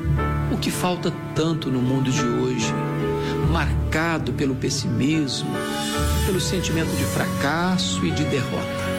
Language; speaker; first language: Portuguese; native; Portuguese